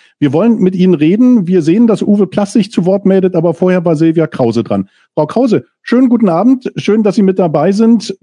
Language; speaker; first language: German; native; German